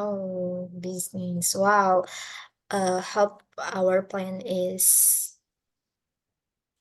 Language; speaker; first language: English; non-native, learner; Indonesian